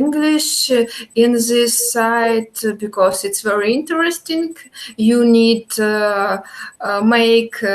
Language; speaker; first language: English; non-native, learner; Russian